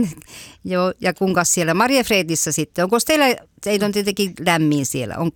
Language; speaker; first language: Finnish; early bilingual, heritage; Swedish